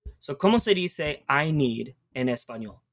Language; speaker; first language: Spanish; non-native, fluent; English